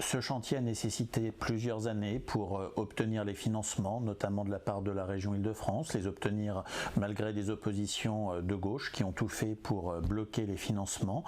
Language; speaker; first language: French; native; French